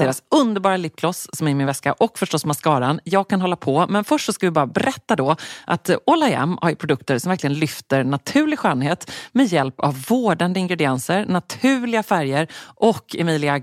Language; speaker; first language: Swedish; native; Swedish